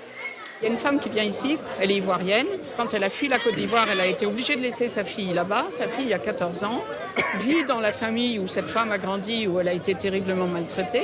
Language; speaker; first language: French; native; French